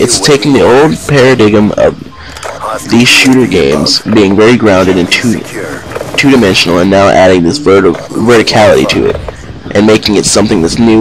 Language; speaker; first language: English; native; English